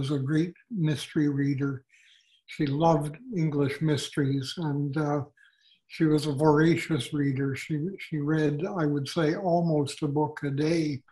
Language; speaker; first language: English; native; English